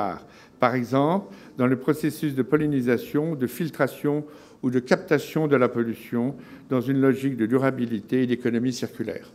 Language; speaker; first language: French; native; French